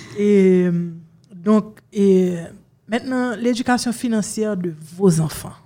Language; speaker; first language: French; non-native, local second language; Haitian Creole